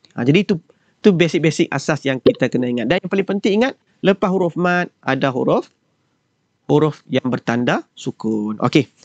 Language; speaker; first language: Malay; native; Malay